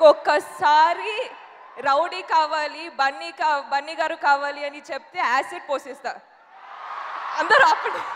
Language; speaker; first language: Telugu; non-native, learner; Kannada